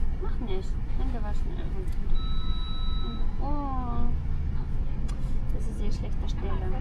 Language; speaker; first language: German; non-native, learner; Indonesian